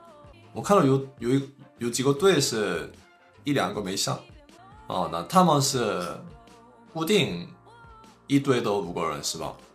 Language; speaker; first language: Chinese; non-native, fluent; Korean